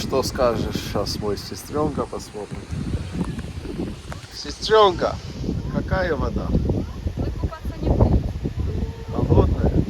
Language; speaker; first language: Russian; non-native, learner; Georgian